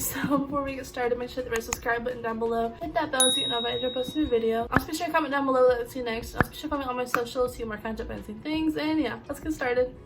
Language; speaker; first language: English; native; English